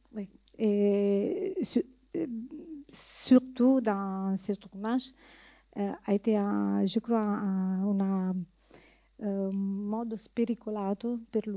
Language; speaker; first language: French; non-native, learner; Italian